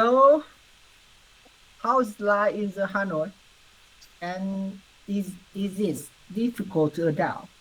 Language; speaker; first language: English; non-native, learner; Vietnamese